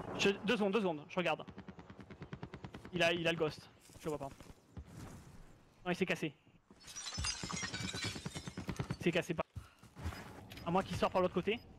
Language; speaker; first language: French; native; French